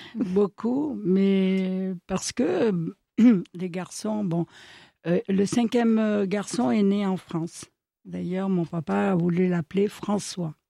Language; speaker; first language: French; early bilingual, other home language; Italian